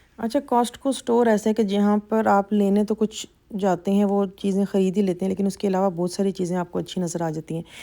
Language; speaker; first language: Urdu; native; Urdu